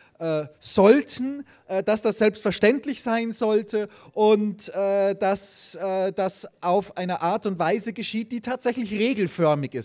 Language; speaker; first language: German; native; German